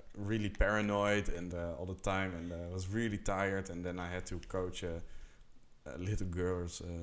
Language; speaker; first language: English; non-native, fluent; Dutch